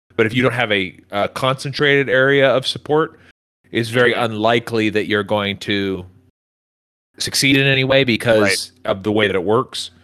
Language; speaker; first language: English; native; English